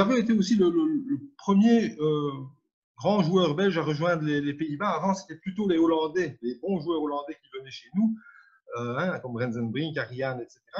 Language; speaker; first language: French; native; French